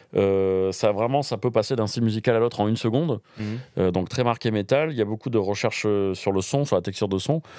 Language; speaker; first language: French; native; French